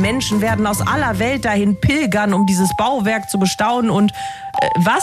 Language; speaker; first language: German; native; German